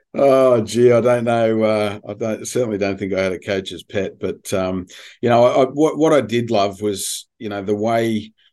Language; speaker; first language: English; native; English